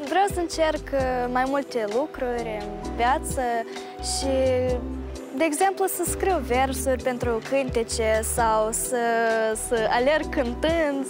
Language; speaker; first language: Romanian; early bilingual, heritage; Romanian